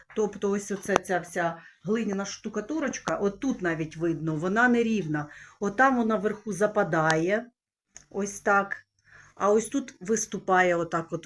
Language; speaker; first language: Ukrainian; non-native, local second language; Russian